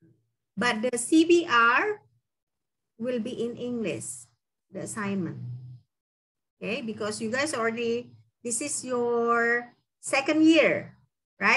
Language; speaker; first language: English; non-native, fluent; Indonesian